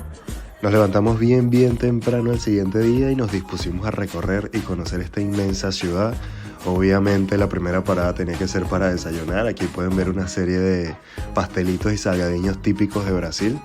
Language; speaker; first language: Spanish; native; Spanish